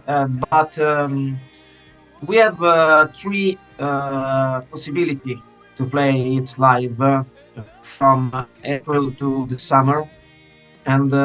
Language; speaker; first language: English; non-native, fluent; Italian